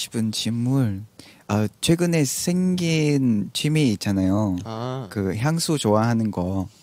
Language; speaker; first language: Korean; non-native, fluent; Vietnamese